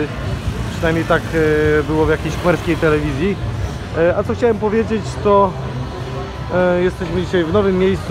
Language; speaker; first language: Polish; native; Polish